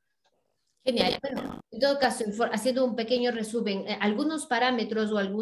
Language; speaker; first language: Spanish; native; Spanish